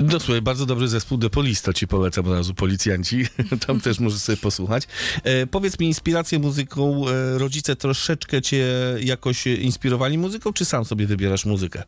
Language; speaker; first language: Polish; native; Polish